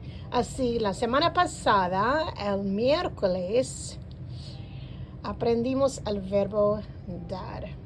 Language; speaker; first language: Spanish; non-native, learner; English